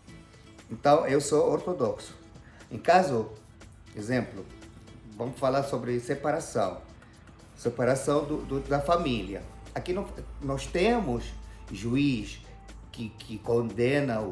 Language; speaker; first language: Portuguese; non-native, fluent; Arabic